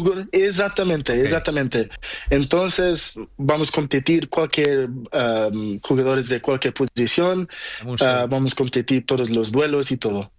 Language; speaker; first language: Spanish; non-native, local second language; Portuguese